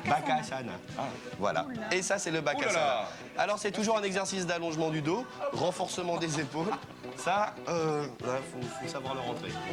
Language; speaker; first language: French; native; French